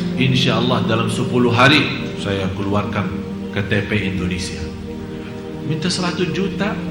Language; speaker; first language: Indonesian; non-native, fluent; Arabic